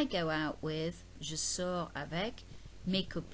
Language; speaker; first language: French; non-native, fluent; English